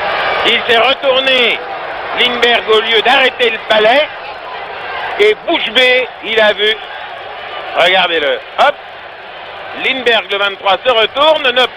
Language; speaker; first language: French; native; French